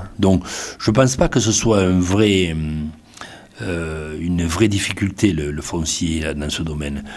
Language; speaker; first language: French; native; French